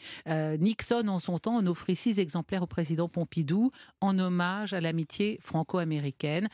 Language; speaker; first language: French; native; French